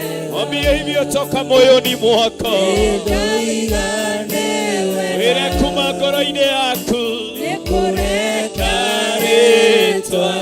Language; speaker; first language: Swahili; non-native, local second language; Kikuyu